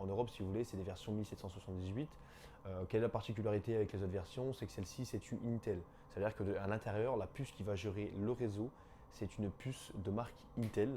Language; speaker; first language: French; native; French